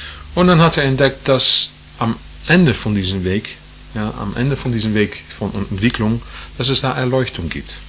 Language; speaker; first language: German; non-native, fluent; English